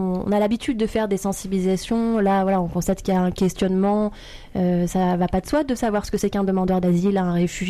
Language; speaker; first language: French; native; French